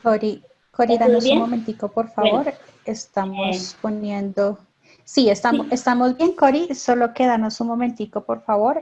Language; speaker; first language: Spanish; native; Spanish